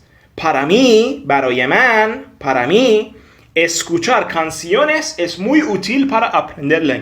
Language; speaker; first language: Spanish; non-native, fluent; Persian